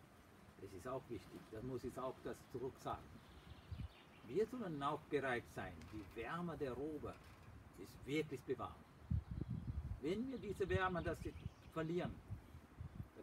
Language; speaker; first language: German; non-native, fluent; Sinhala